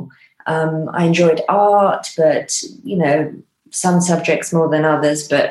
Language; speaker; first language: English; native; English